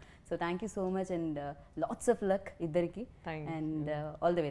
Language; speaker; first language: Telugu; native; Telugu